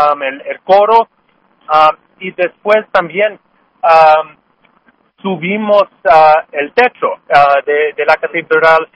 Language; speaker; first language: Spanish; non-native, learner; English